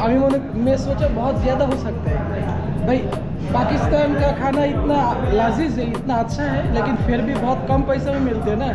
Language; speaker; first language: Hindi; non-native, learner; Bangla